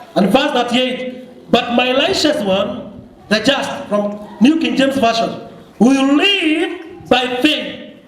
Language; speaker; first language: English; non-native, local second language; Swahili